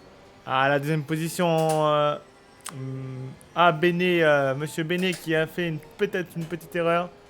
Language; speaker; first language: French; native; French